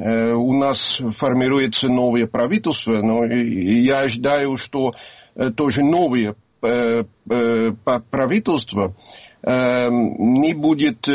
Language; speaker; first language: Russian; non-native, learner; Dutch